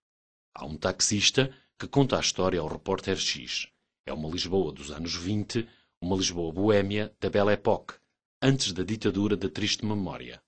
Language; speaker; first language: Portuguese; native; Portuguese